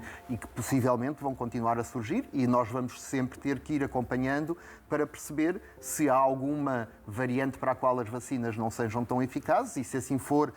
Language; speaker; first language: Portuguese; native; Portuguese